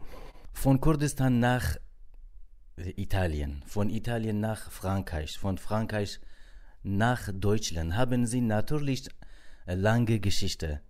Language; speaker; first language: German; non-native, learner; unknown